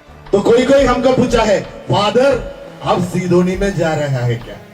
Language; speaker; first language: Hindi; non-native, fluent; Malayalam